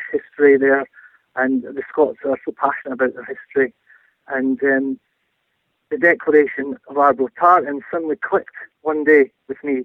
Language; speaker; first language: English; native; English